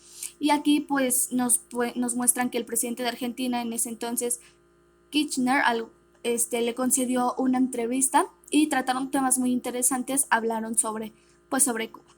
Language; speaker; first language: Spanish; native; Spanish